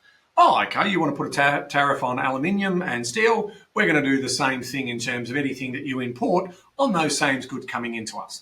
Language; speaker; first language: English; native; English